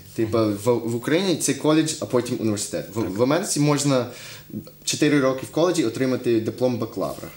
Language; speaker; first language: Ukrainian; non-native, fluent; English